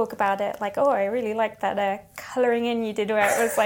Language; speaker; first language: English; native; English